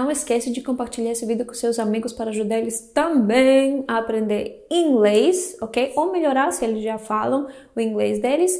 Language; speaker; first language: Portuguese; non-native, fluent; Greek